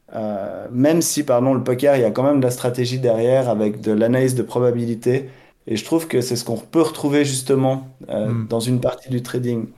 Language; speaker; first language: French; native; French